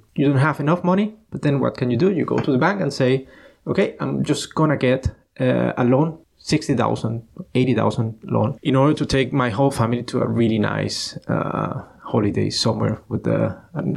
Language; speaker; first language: English; non-native, fluent; Spanish